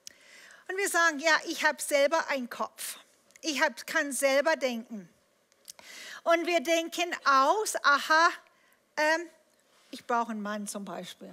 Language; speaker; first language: German; non-native, fluent; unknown